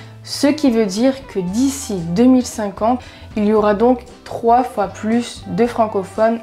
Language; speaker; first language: French; native; French